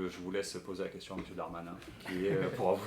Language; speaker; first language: French; native; French